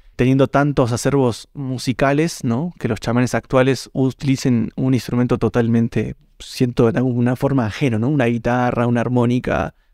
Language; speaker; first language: Spanish; native; Spanish